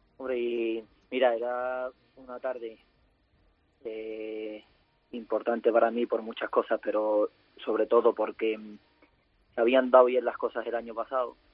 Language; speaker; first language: Spanish; native; Spanish